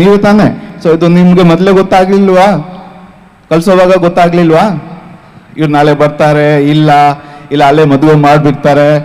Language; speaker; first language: Kannada; non-native, fluent; Hindi